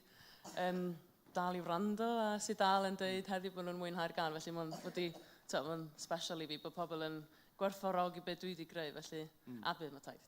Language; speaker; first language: Welsh; native; Welsh